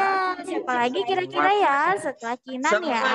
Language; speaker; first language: Indonesian; native; Indonesian